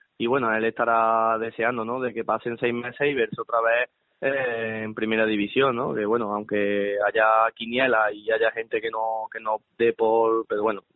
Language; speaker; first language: Spanish; native; Spanish